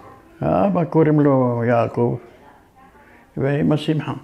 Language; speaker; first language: Hebrew; early bilingual, other home language; Arabic